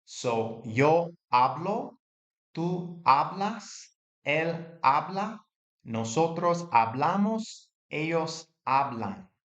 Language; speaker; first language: Spanish; non-native, fluent; English